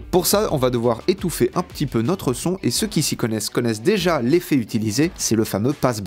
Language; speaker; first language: French; native; French